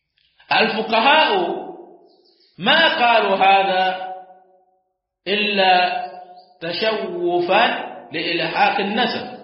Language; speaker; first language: Arabic; non-native, fluent; Swahili